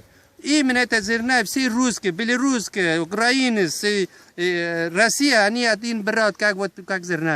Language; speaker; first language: Russian; non-native, learner; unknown